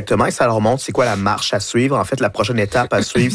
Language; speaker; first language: French; native; French